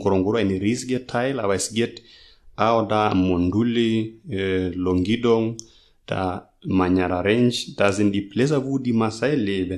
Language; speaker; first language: German; non-native, learner; Masai